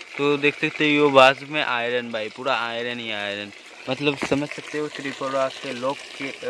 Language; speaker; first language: Hindi; non-native, local second language; Bangla